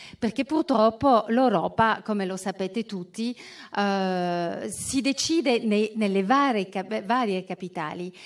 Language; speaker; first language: Italian; early bilingual, heritage; French